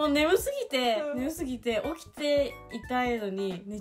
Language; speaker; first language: Japanese; native; Japanese